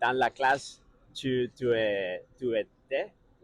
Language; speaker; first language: French; non-native, learner; Catalan